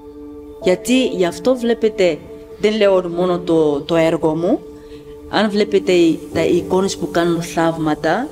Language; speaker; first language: Greek; non-native, fluent; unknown